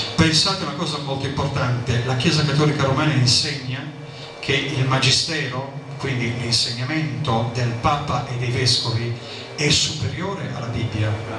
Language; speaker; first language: Italian; native; Italian